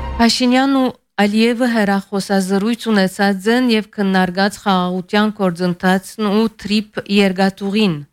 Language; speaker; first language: Armenian; early bilingual, heritage; Armenian